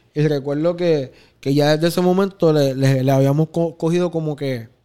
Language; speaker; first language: Spanish; native; Spanish